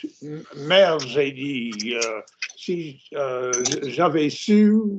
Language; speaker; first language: French; non-native, learner; English